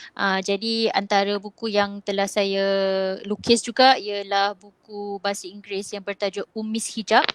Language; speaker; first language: Malay; native; Malay